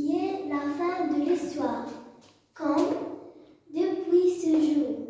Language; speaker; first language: French; non-native, learner; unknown